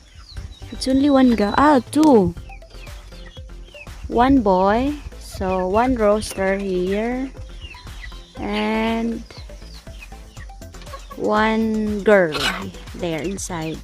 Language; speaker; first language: English; non-native, local second language; Filipino